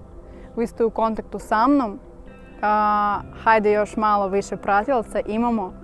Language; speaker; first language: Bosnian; non-native, learner; Russian